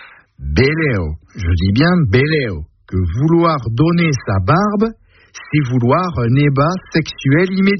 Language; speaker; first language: French; native; French